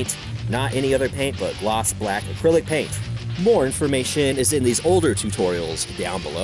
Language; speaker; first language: English; native; English